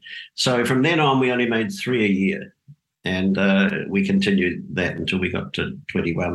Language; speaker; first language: English; native; English